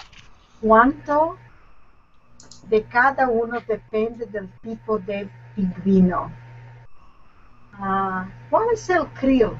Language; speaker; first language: Spanish; non-native, learner; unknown